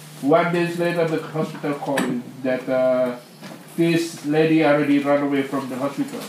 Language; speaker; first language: English; non-native, learner; Indonesian